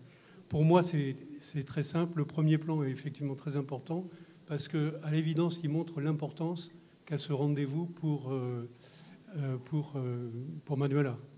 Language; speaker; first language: French; native; French